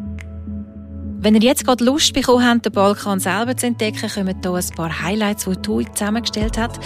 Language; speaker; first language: German; native; German